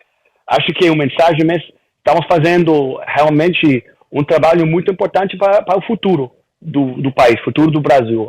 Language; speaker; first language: Portuguese; early bilingual, heritage; Portuguese